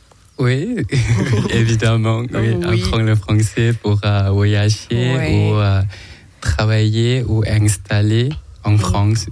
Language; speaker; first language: French; non-native, learner; Thai